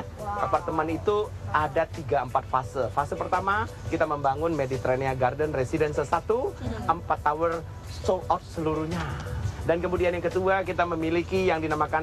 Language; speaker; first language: Indonesian; native; Indonesian